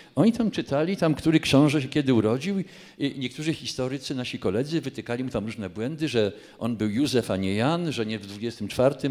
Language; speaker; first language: Polish; native; Polish